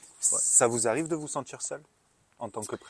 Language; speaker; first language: French; native; French